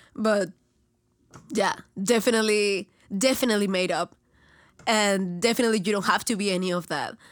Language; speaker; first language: English; non-native, fluent; Spanish